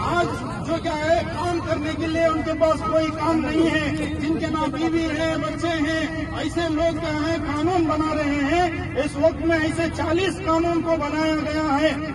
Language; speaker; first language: Urdu; native; Urdu